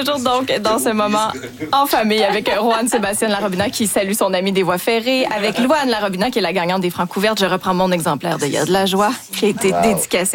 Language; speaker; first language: French; native; French